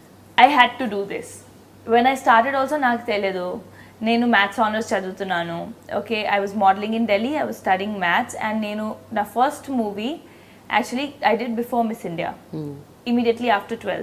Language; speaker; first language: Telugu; non-native, fluent; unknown